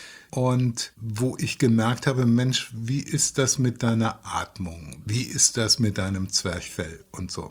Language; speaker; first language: German; native; German